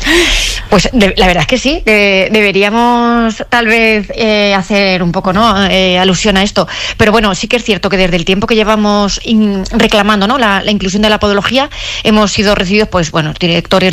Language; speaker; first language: Spanish; native; Spanish